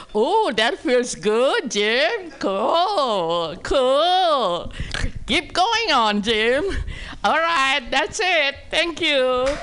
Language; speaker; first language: English; non-native, fluent; Indonesian